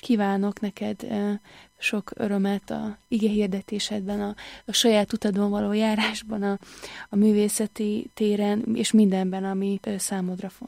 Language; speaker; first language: Hungarian; native; Hungarian